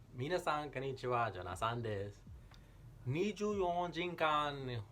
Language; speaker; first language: Japanese; non-native, learner; English